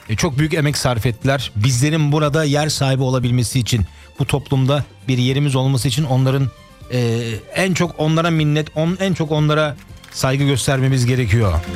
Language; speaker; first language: Turkish; early bilingual, heritage; Turkish